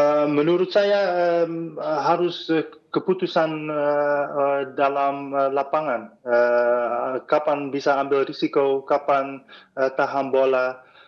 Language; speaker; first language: Indonesian; non-native, fluent; Dutch